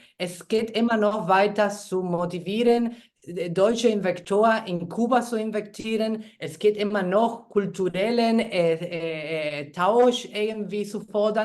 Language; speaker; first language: German; non-native, fluent; Spanish